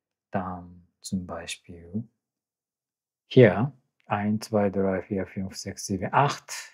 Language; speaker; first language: German; non-native, learner; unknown